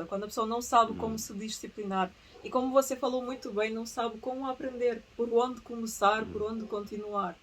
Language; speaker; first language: Portuguese; early bilingual, other home language; Russian